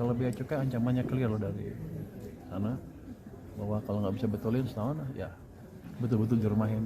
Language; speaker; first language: Indonesian; native; Indonesian